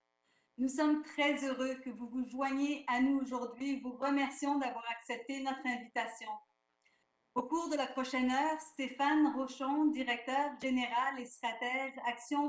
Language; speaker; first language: French; native; French